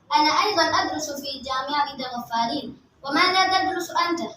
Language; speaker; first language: Arabic; non-native, learner; Urdu